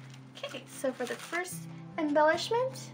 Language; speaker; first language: English; native; English